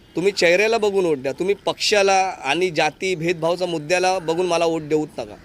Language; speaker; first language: Marathi; non-native, local second language; Hindi